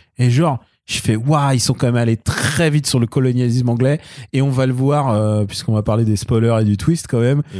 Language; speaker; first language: French; early bilingual, other home language; Russian